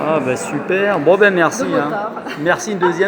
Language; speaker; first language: French; native; French